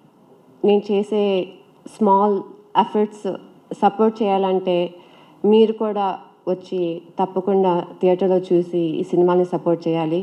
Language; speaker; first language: Telugu; early bilingual, heritage; Telugu